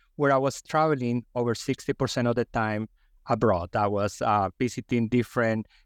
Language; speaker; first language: English; non-native, fluent; Spanish